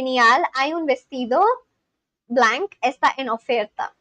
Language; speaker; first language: Spanish; non-native, learner; Bangla